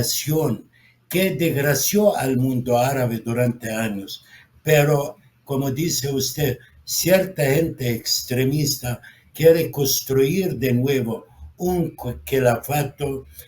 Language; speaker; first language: Spanish; non-native, fluent; Arabic